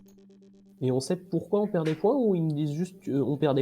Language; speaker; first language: French; native; French